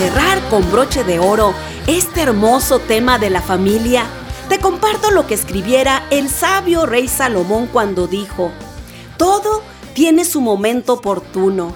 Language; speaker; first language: Spanish; native; Spanish